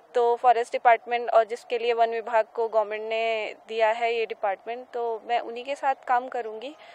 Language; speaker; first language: Hindi; native; Hindi